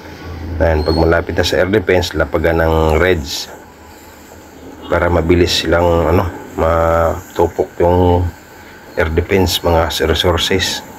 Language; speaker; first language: Filipino; native; Filipino